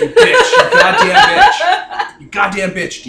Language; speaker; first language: English; native; English